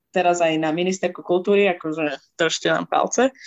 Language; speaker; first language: Slovak; non-native, fluent; Persian